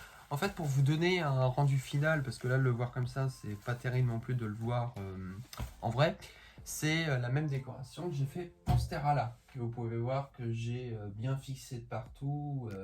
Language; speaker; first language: French; native; French